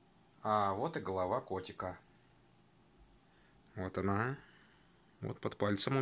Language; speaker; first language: Russian; native; Russian